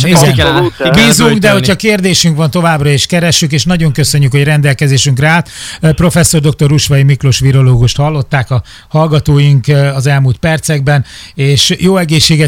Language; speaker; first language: Hungarian; native; Hungarian